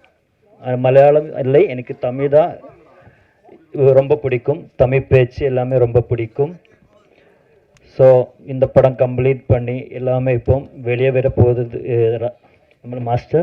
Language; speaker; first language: Tamil; non-native, learner; Malayalam